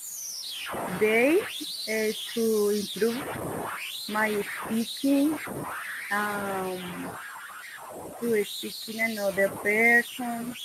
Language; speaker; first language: English; non-native, learner; Spanish